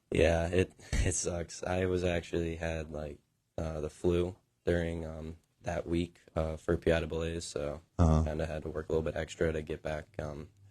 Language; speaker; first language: English; native; English